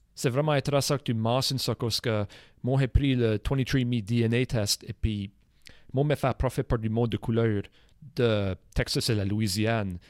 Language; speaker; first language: French; non-native, local second language; English